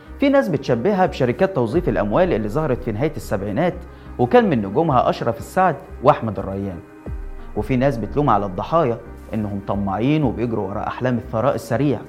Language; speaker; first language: Arabic; native; Arabic